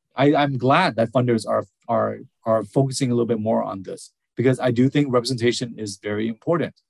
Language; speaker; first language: English; early bilingual, other home language; Vietnamese